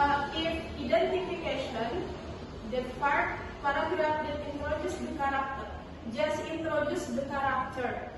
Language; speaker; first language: English; non-native, learner; Indonesian